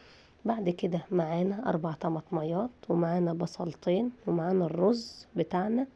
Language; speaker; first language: Arabic; native; Arabic